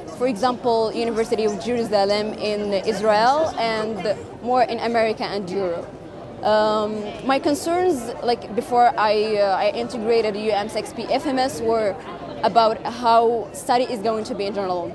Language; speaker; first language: English; non-native, fluent; Arabic